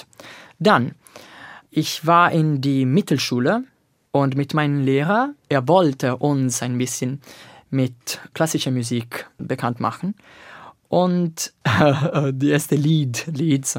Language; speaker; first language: German; non-native, learner; Italian